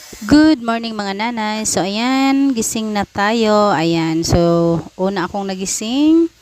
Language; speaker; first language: Filipino; non-native, local second language; Cebuano